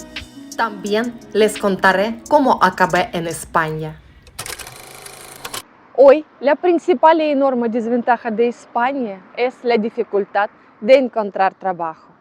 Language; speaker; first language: Spanish; non-native, learner; Russian